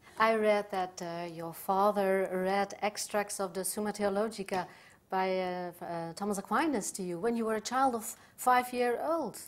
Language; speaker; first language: English; non-native, fluent; Dutch